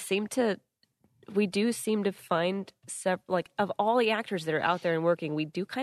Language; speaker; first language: English; native; English